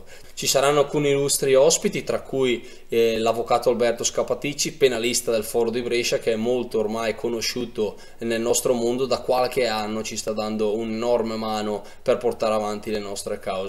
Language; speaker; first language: Italian; native; Italian